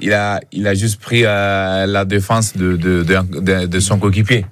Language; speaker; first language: French; non-native, fluent; Italian